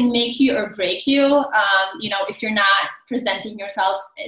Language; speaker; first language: English; non-native, fluent; Polish